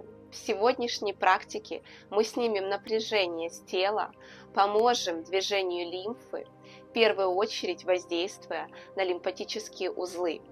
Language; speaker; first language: Russian; native; Russian